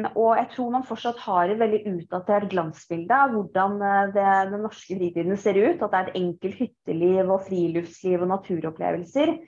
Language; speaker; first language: Norwegian; early bilingual, other home language; Persian